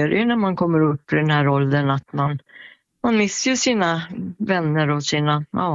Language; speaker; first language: Swedish; native; Swedish